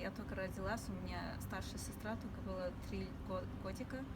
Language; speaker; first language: Russian; early bilingual, heritage; English